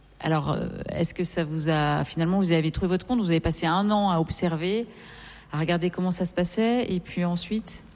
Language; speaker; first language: French; native; French